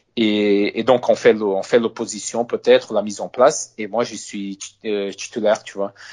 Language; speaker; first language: French; non-native, fluent; Portuguese